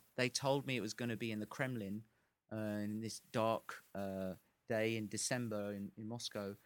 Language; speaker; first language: English; native; English